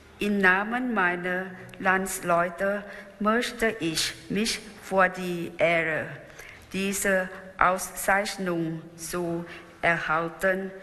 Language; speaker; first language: German; non-native, fluent; Thai